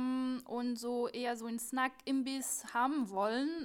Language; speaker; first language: German; non-native, fluent; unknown